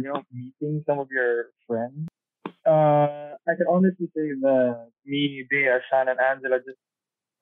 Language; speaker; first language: English; non-native, local second language; Cebuano